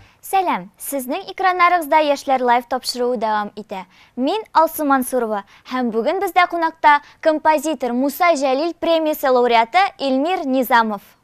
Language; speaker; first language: Tatar; native; Tatar